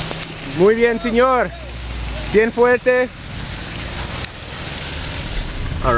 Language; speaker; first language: Spanish; non-native, learner; English